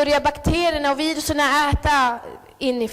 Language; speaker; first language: Swedish; early bilingual, other home language; Spanish